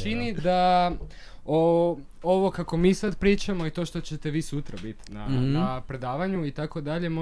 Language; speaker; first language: Croatian; native; Croatian